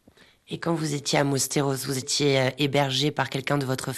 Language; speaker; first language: French; native; French